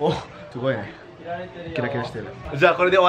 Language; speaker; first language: Japanese; non-native, fluent; Indonesian